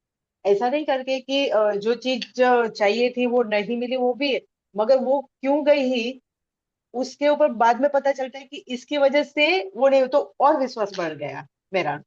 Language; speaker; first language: Hindi; non-native, local second language; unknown